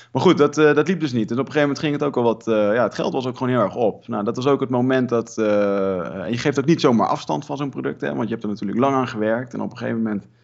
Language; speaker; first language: Dutch; native; Dutch